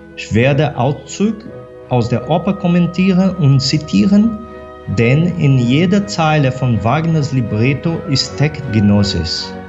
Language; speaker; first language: German; non-native, fluent; Portuguese